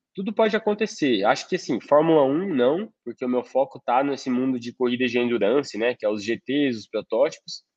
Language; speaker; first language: Portuguese; native; Portuguese